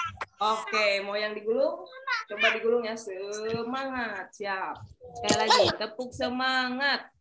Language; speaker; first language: Indonesian; native; Indonesian